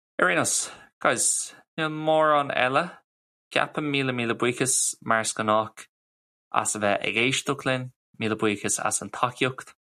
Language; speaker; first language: Irish; non-native, local second language; English